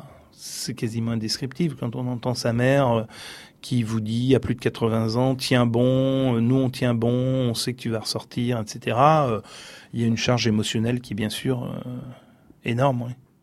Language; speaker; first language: French; native; French